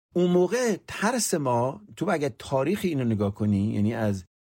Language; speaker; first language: Persian; native; Persian